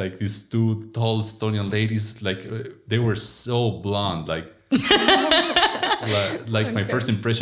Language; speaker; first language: English; non-native, fluent; Spanish